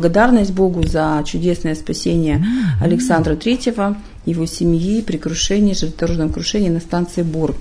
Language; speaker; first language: Russian; native; Russian